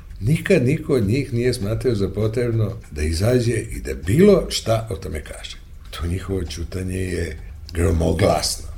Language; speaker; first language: Serbian; native; Serbian